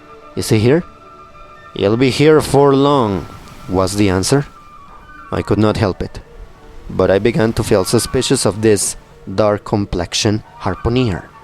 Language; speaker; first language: English; non-native, fluent; Spanish